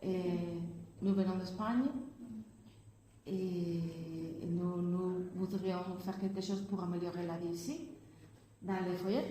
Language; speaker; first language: French; non-native, fluent; Spanish